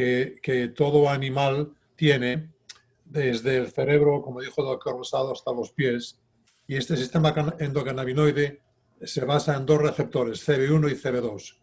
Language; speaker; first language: Spanish; native; Spanish